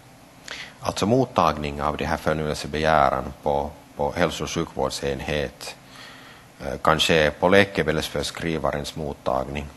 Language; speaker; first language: Swedish; non-native, local second language; Finnish